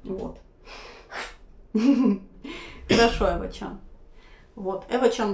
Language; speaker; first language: Russian; native; Russian